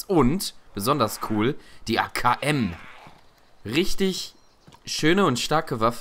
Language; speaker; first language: German; native; German